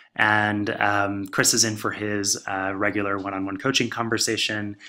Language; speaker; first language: English; native; English